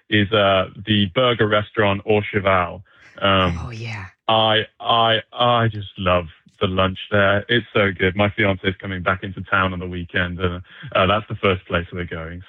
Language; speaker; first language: English; native; English